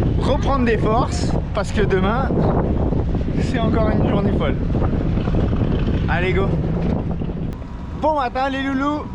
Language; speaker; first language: French; native; French